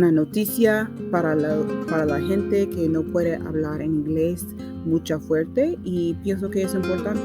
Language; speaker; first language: Spanish; non-native, learner; English